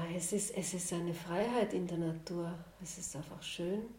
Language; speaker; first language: German; native; German